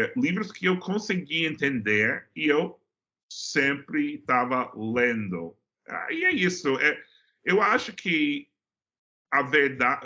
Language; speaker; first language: Portuguese; non-native, fluent; English